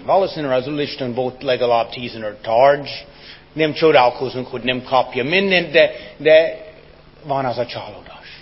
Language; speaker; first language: Hungarian; non-native, fluent; English